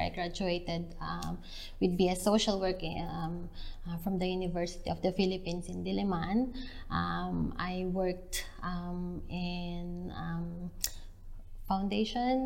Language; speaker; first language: English; non-native, local second language; Filipino